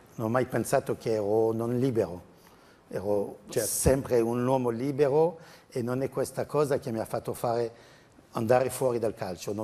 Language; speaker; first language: Italian; non-native, fluent; French